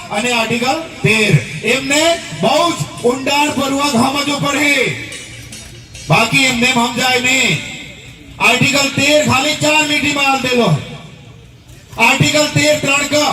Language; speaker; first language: Gujarati; non-native, local second language; Bhili